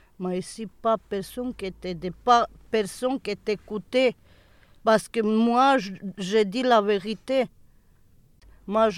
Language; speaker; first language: French; non-native, learner; Serbian